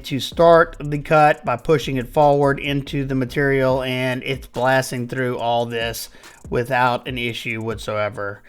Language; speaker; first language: English; native; English